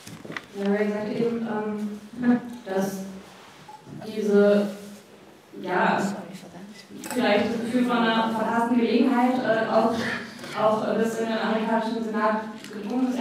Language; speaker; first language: German; native; German